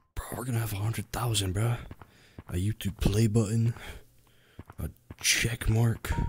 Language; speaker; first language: English; native; English